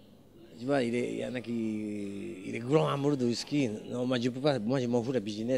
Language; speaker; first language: French; non-native, learner; Japanese